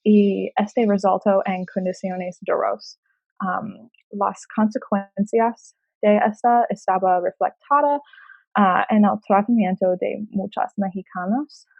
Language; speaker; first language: Spanish; non-native, learner; English